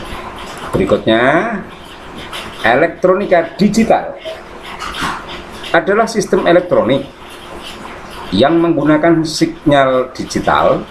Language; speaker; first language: Indonesian; native; Indonesian